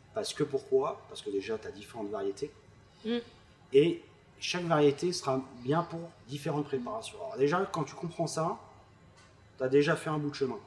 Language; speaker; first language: French; native; French